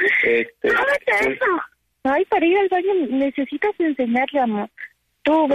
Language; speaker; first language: Spanish; native; Spanish